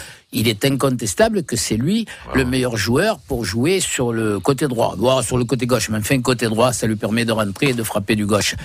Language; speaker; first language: French; native; French